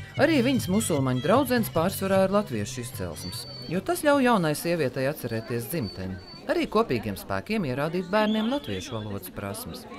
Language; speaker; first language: Latvian; native; Latvian